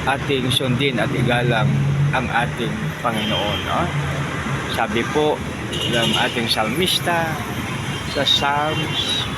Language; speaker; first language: Filipino; native; Filipino